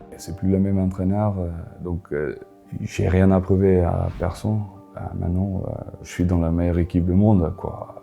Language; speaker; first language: French; non-native, fluent; Afrikaans